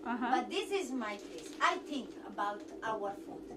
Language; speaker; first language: English; non-native, learner; Italian